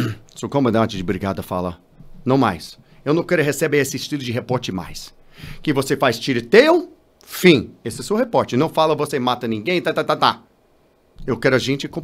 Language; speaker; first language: Portuguese; non-native, learner; English